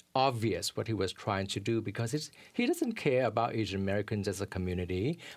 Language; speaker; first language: English; early bilingual, other home language; Vietnamese